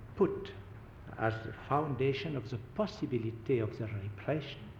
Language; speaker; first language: English; non-native, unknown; French